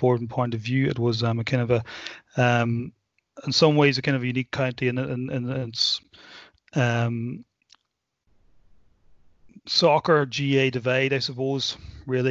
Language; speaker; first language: English; native; English